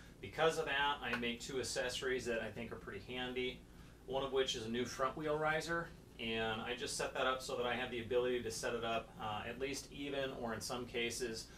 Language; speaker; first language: English; native; English